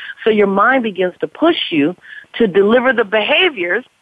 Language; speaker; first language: English; native; English